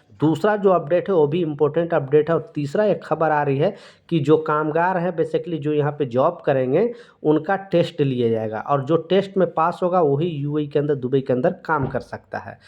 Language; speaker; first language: Hindi; native; Hindi